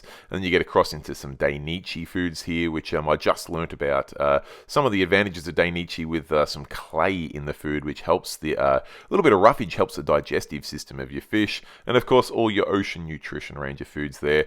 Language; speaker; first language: English; native; English